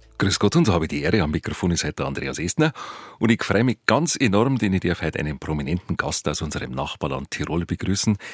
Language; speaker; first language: German; native; German